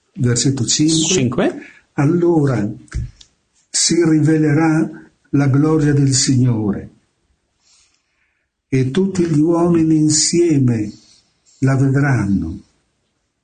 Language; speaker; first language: Italian; native; Italian